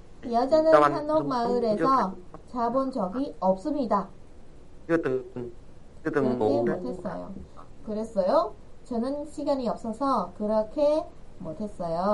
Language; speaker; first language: Korean; non-native, fluent; Vietnamese